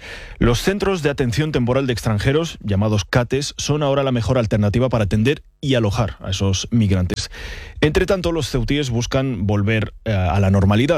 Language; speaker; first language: Spanish; native; Spanish